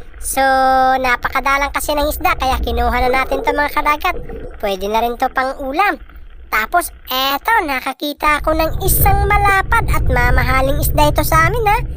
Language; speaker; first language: Filipino; non-native, local second language; Cebuano